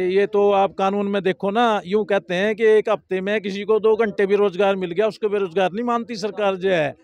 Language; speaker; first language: Hindi; native; Hindi